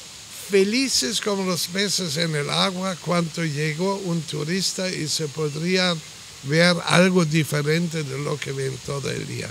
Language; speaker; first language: Spanish; non-native, fluent; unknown